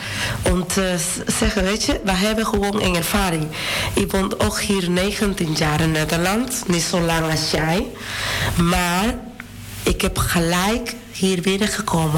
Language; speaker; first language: Dutch; non-native, fluent; Spanish